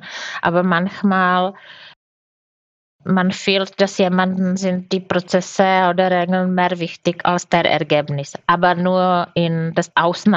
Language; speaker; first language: German; non-native, fluent; Czech